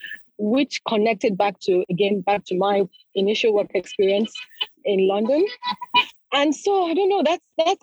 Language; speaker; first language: English; non-native, local second language; Yoruba